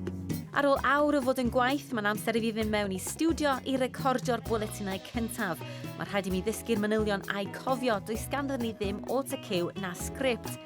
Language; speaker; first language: Welsh; native; Welsh